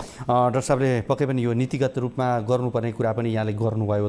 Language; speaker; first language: Nepali; native; Nepali